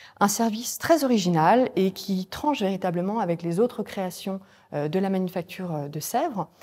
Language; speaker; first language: French; native; French